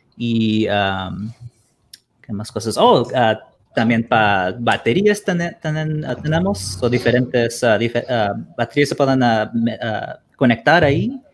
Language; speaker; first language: Spanish; early bilingual, heritage; Spanish